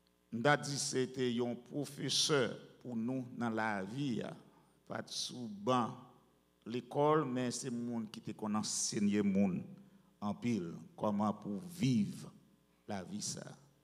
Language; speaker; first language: French; native; French